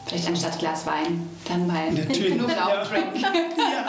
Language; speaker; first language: German; native; German